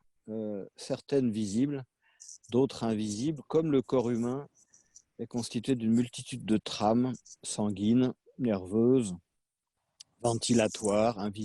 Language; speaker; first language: French; native; French